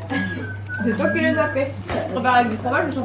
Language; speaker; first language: French; native; French